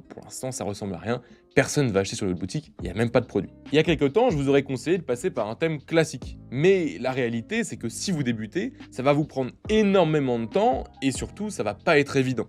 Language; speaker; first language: French; native; French